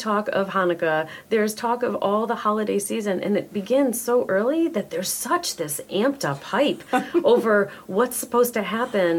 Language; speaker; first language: English; native; English